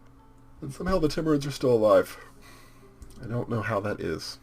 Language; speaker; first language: English; native; English